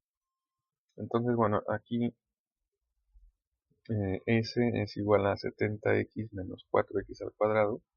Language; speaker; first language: Spanish; native; Spanish